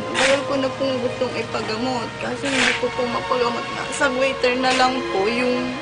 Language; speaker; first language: Filipino; native; Filipino